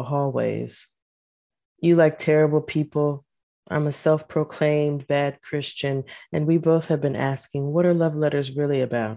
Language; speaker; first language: English; native; English